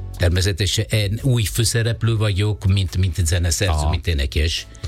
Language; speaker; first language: Hungarian; non-native, learner; Italian